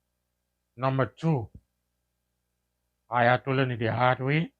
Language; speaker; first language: English; native; English